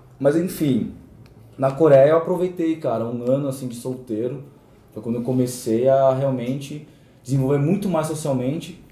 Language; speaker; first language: Portuguese; early bilingual, other home language; Korean